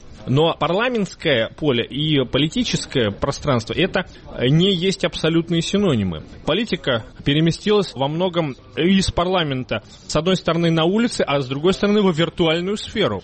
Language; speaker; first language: Russian; native; Russian